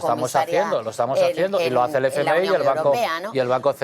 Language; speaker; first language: Spanish; native; Spanish